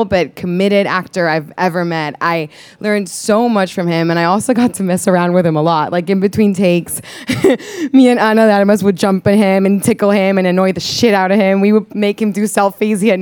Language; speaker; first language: English; non-native, fluent; Spanish